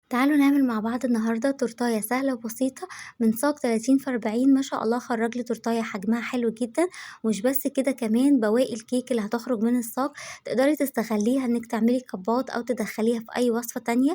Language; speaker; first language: Arabic; native; Arabic